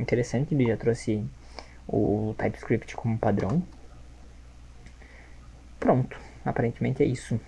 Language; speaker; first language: Portuguese; native; Portuguese